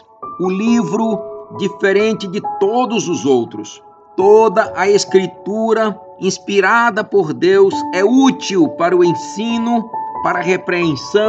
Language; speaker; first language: Portuguese; native; Portuguese